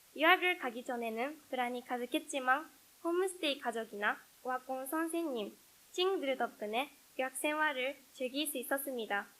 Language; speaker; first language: Korean; non-native, learner; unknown